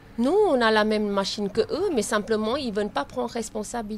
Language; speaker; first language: French; non-native, learner; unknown